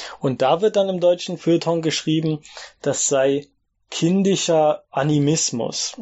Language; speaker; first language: German; native; German